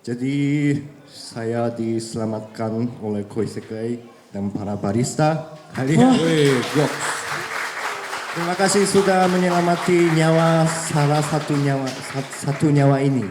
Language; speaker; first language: Indonesian; early bilingual, heritage; Japanese